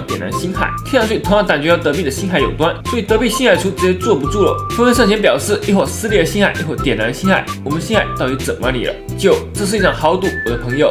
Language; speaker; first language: Chinese; native; Chinese